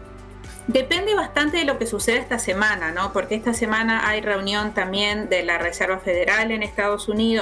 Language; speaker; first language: Spanish; native; Spanish